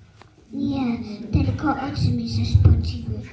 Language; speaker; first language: Polish; native; Polish